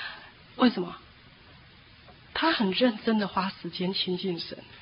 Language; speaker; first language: Chinese; native; Chinese